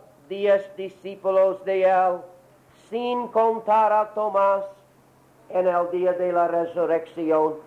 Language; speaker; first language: Spanish; non-native, learner; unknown